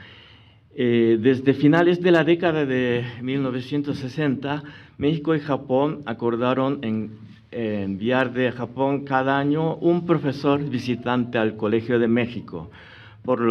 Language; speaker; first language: Spanish; non-native, fluent; Japanese